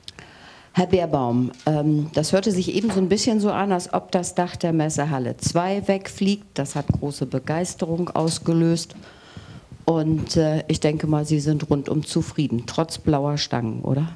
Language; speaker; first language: German; native; German